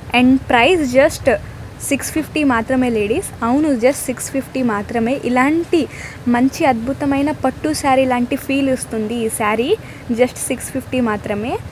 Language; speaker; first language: Telugu; non-native, local second language; Urdu